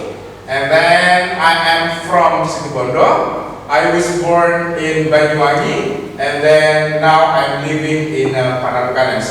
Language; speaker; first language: English; non-native, fluent; Indonesian